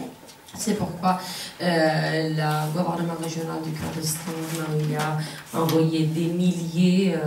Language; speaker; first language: French; non-native, fluent; Kurdish